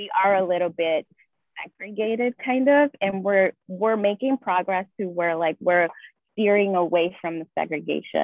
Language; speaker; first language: English; early bilingual, other home language; Spanish